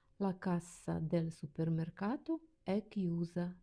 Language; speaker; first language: Italian; non-native, fluent; Ukrainian